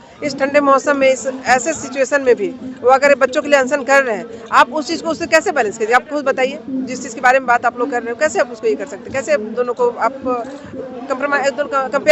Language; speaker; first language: Hindi; native; Hindi